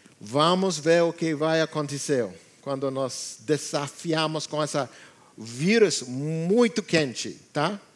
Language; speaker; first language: Portuguese; non-native, learner; English